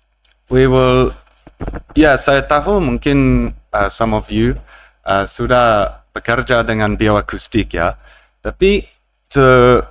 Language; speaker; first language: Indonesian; non-native, learner; English